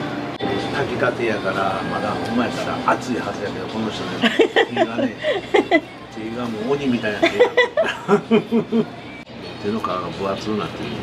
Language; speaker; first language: Japanese; native; Japanese